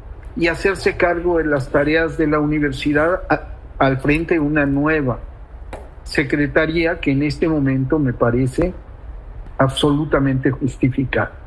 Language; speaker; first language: Spanish; native; Spanish